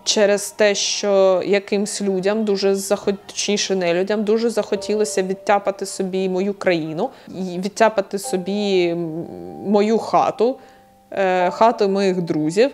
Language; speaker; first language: Ukrainian; native; Ukrainian